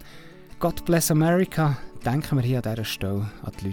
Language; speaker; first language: German; native; German